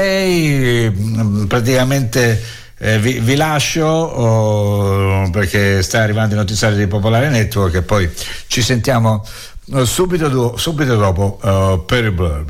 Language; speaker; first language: Italian; native; Italian